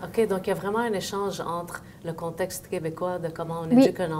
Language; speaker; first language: French; native; French